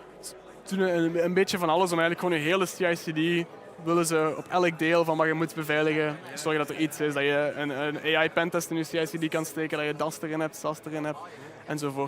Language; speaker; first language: Dutch; native; Dutch